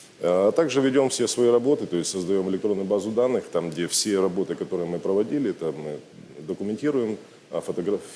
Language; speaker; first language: Russian; native; Russian